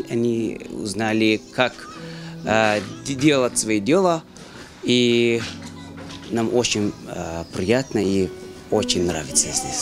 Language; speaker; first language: Russian; non-native, learner; Persian